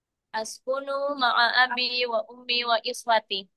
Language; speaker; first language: Arabic; non-native, learner; Indonesian